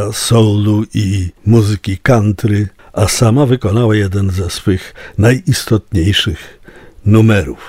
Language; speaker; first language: Polish; native; Polish